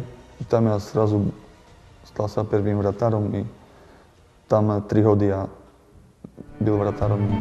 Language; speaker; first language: Russian; non-native, learner; Slovak